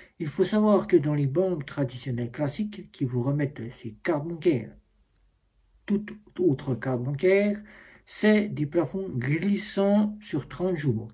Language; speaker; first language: French; native; French